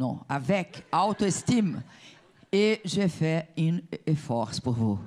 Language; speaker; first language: French; non-native, learner; Portuguese